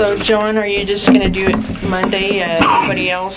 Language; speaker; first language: English; native; English